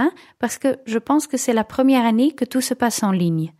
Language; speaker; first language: French; non-native, local second language; Dutch